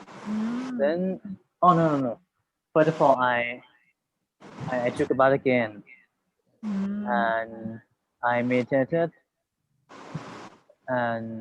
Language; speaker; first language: English; non-native, learner; Thai